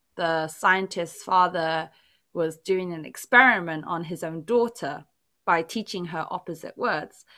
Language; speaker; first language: English; early bilingual, other home language; Cantonese